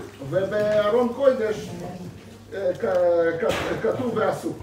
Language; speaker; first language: Hebrew; non-native, fluent; Russian